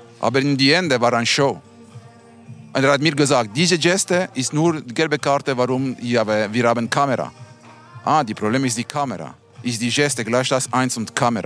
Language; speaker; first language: German; non-native, learner; Italian